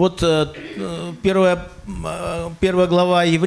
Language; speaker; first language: Russian; native; Russian